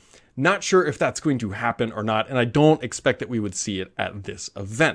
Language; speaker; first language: English; native; English